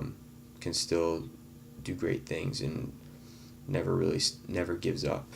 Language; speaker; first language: English; native; English